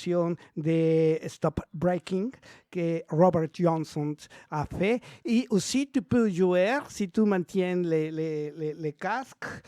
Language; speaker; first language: French; non-native, learner; Spanish